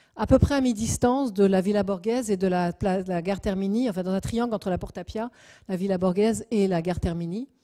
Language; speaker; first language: French; native; French